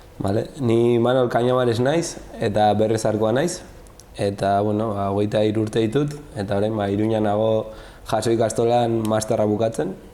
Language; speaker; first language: Basque; native; Basque